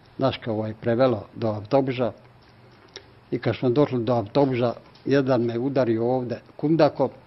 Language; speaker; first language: Serbian; native; Serbian